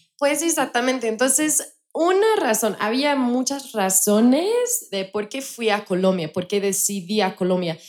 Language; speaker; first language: Spanish; non-native, fluent; English